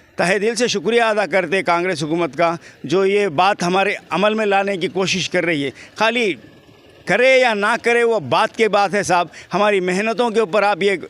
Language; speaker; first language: Urdu; native; Urdu